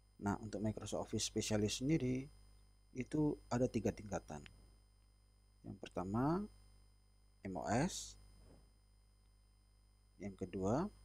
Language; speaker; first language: Indonesian; native; Indonesian